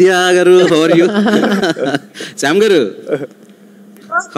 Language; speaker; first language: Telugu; native; Telugu